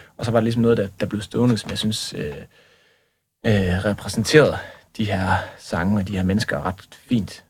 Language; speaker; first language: Danish; native; Danish